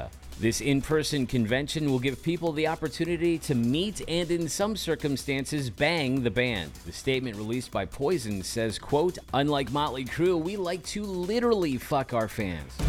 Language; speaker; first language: English; native; English